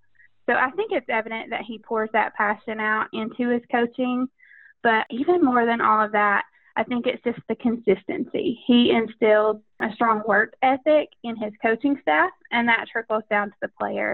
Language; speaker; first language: English; native; English